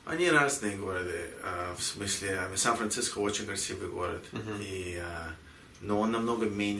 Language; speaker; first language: Russian; early bilingual, heritage; Russian